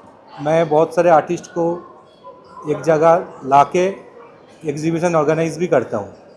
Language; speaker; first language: Hindi; native; Hindi